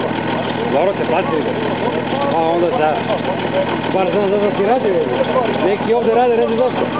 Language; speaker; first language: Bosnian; non-native, learner; Bulgarian